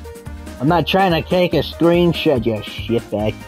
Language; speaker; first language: English; native; English